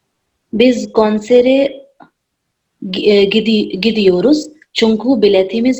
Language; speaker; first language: Turkish; non-native, learner; Urdu